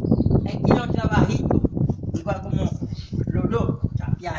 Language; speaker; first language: Spanish; non-native, learner; Haitian Creole